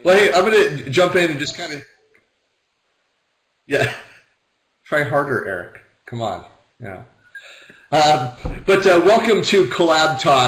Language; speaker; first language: English; native; English